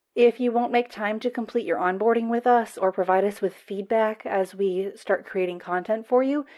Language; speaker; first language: English; native; English